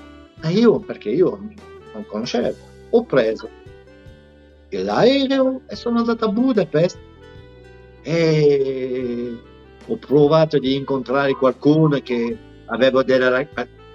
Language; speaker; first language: Italian; non-native, fluent; French